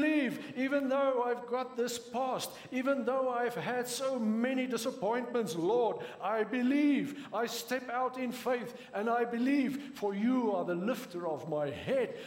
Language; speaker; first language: English; non-native, local second language; Afrikaans